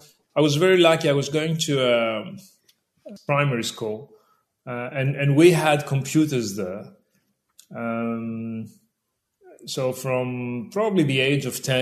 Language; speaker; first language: English; non-native, fluent; Greek